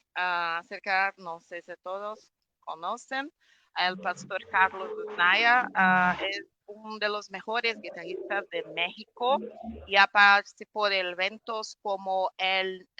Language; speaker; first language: Spanish; non-native, fluent; Portuguese